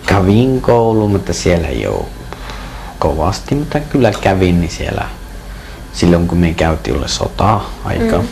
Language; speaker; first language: Finnish; non-native, learner; Persian